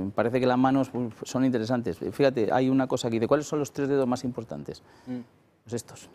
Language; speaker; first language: Spanish; native; Spanish